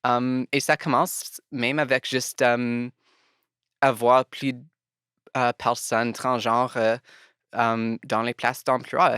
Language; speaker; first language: French; non-native, local second language; English